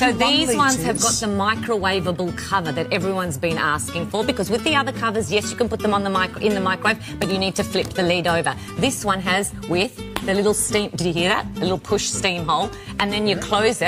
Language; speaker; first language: English; native; English